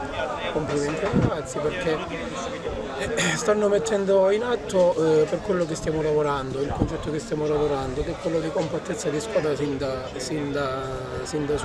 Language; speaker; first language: Italian; native; Italian